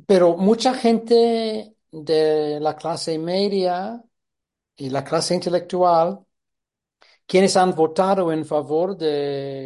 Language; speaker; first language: Spanish; non-native, fluent; English